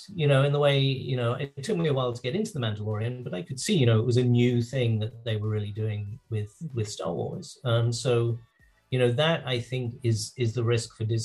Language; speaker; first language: English; native; English